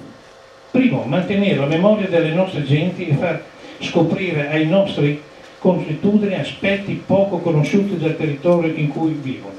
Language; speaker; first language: Italian; native; Italian